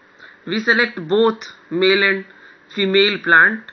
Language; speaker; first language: English; non-native, local second language; Hindi